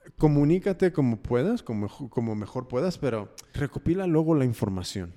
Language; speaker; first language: Spanish; early bilingual, heritage; Spanish